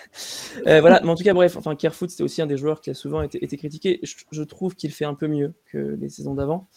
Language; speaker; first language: French; native; French